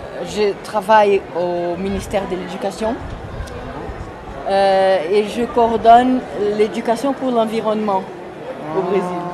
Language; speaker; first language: French; non-native, fluent; Portuguese